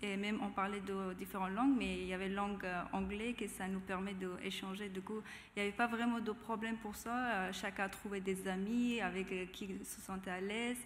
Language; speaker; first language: French; non-native, fluent; Persian